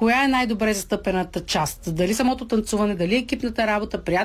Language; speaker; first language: Bulgarian; native; Bulgarian